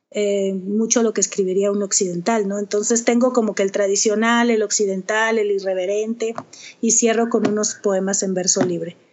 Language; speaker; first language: Spanish; native; Spanish